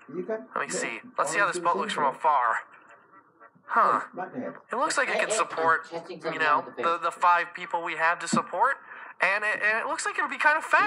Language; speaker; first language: English; native; English